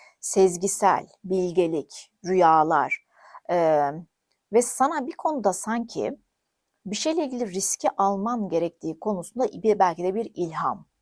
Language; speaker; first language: Turkish; native; Turkish